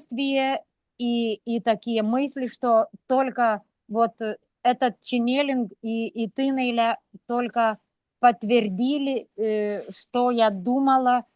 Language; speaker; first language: Russian; non-native, local second language; Lithuanian